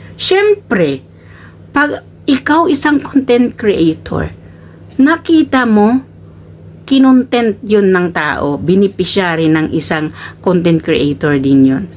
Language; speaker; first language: Filipino; non-native, local second language; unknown